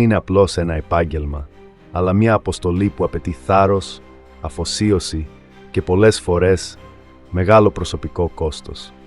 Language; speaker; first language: Greek; native; Greek